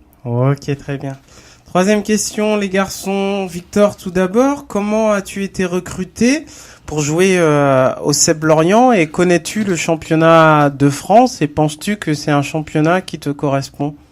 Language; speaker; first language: French; native; French